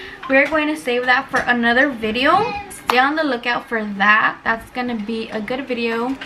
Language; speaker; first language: English; early bilingual, other home language; Spanish